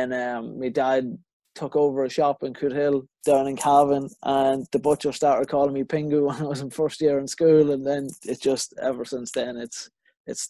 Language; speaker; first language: English; native; English